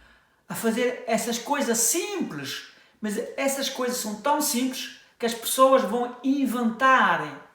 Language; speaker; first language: Portuguese; early bilingual, heritage; French